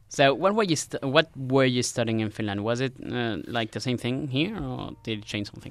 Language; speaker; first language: English; non-native, fluent; Spanish